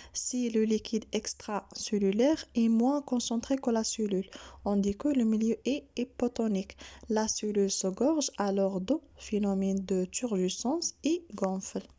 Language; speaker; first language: French; non-native, local second language; Arabic